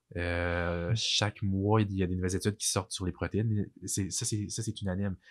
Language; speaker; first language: French; native; French